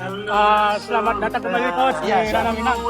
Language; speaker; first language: Indonesian; native; Indonesian